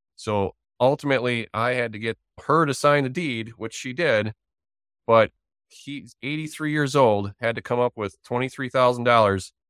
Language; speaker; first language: English; native; English